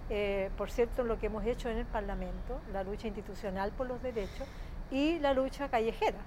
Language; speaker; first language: Spanish; native; Spanish